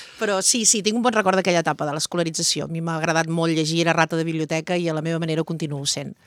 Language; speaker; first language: Catalan; native; Catalan